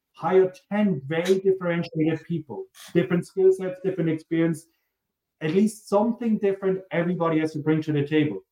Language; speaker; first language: English; non-native, fluent; German